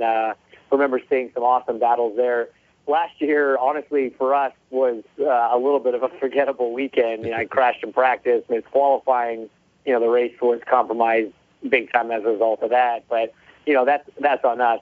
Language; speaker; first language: English; native; English